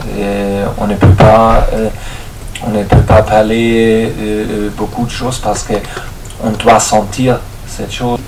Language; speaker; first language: French; non-native, fluent; German